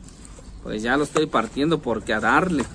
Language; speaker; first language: Spanish; native; Spanish